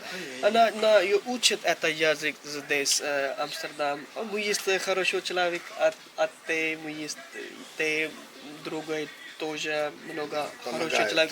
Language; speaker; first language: Russian; non-native, learner; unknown